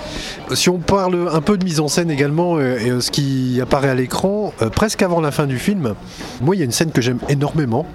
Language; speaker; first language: French; native; French